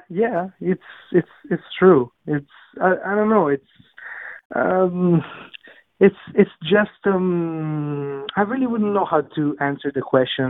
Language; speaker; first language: English; non-native, fluent; Italian